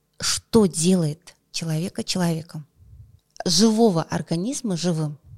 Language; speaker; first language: Russian; non-native, local second language; Kazakh